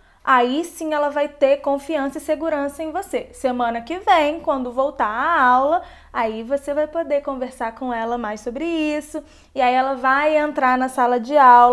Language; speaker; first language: Portuguese; native; Portuguese